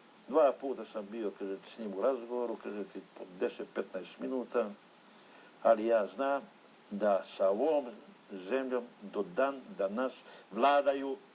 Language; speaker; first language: Bosnian; native; Bosnian